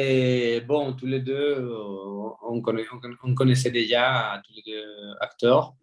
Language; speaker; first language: French; non-native, fluent; Spanish